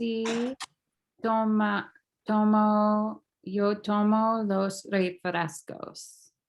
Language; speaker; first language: Spanish; non-native, learner; English